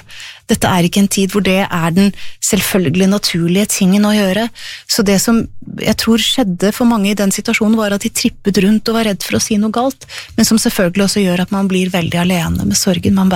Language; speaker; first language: Norwegian; native; Norwegian